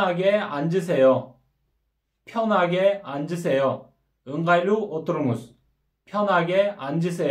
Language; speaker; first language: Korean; non-native, fluent; Kyrgyz